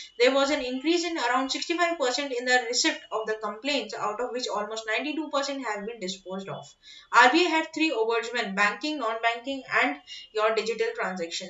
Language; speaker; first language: English; non-native, local second language; Hindi